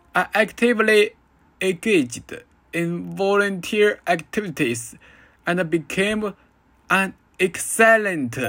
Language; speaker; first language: English; non-native, fluent; Chinese